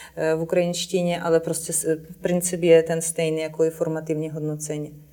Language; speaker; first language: Czech; non-native, fluent; Russian